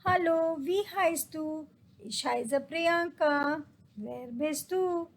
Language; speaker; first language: German; non-native, fluent; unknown